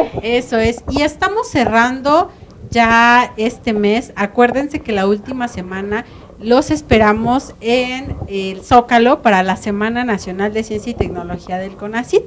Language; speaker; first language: Spanish; native; Spanish